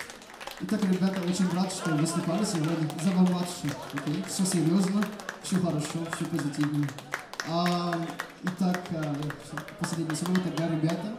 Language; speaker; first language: Russian; non-native, fluent; Malagasy